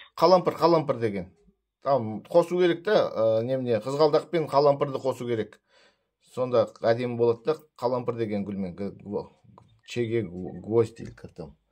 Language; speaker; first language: Kazakh; native; Kazakh